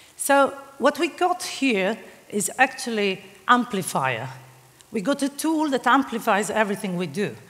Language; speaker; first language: English; non-native, fluent; Serbian